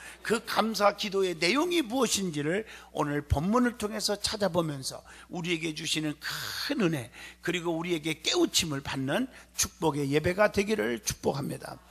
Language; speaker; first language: Korean; native; Korean